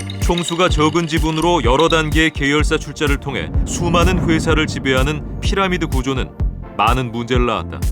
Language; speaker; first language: Korean; native; Korean